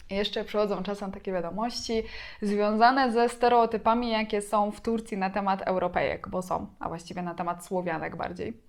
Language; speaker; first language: Polish; native; Polish